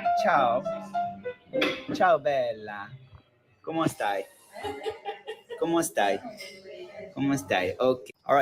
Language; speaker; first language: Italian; non-native, learner; English